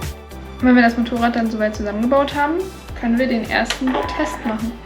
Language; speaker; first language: German; native; German